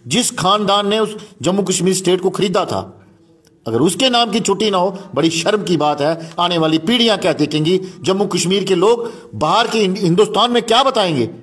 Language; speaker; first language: Hindi; non-native, local second language; Dogri